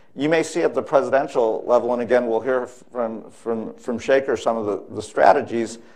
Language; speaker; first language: English; native; English